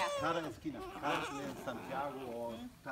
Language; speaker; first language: Spanish; non-native, learner; German